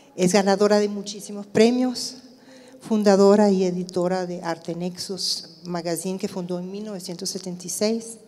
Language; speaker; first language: Spanish; native; Spanish